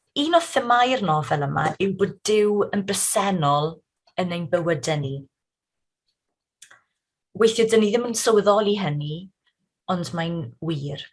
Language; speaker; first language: Welsh; native; Welsh